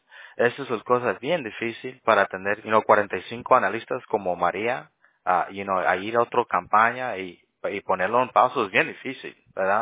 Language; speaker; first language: Spanish; early bilingual, heritage; Spanish